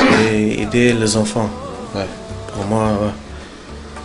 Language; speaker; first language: French; non-native, learner; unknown